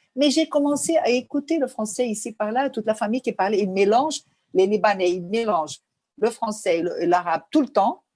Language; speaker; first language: French; non-native, fluent; Portuguese